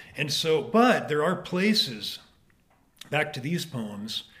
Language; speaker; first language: English; native; English